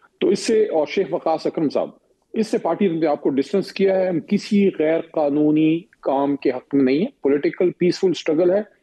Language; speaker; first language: Urdu; non-native, local second language; Pashto